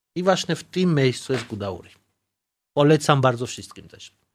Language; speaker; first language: Polish; non-native, learner; Georgian